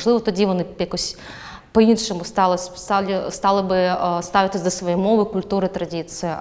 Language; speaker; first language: Ukrainian; non-native, fluent; Kazakh